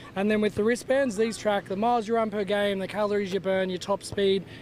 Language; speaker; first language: English; native; English